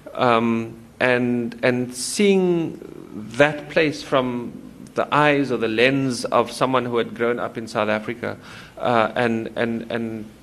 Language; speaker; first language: English; native; English